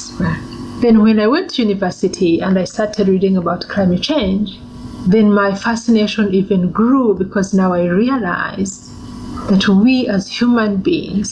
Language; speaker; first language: English; non-native, local second language; Kinyarwanda